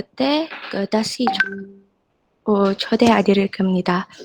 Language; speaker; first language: Korean; non-native, fluent; Indonesian